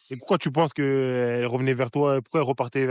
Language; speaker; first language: French; native; French